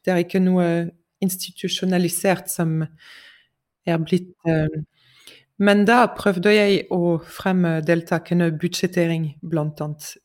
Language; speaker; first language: Norwegian; non-native, fluent; French